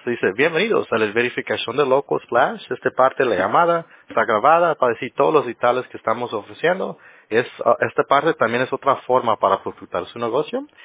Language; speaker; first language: Spanish; early bilingual, heritage; Spanish